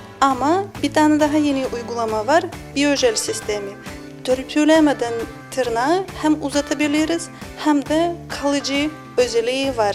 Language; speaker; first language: Turkish; non-native, learner; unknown